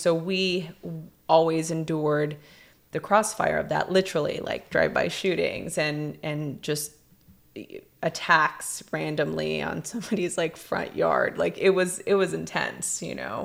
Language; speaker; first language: English; native; English